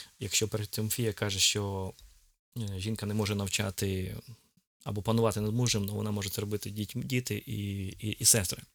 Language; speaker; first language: Ukrainian; native; Ukrainian